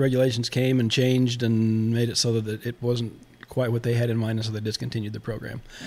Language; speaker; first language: English; native; English